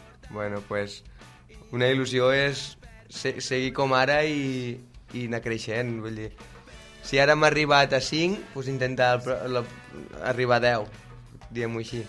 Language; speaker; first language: Catalan; native; Catalan